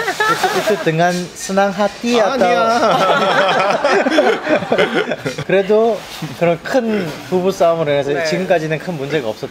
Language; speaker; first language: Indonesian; non-native, fluent; Korean